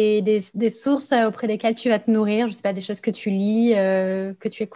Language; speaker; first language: French; native; French